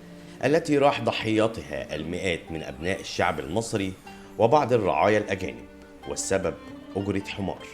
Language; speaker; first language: Arabic; native; Arabic